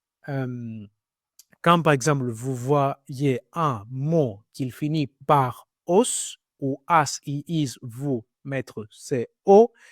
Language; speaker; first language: French; non-native, learner; Greek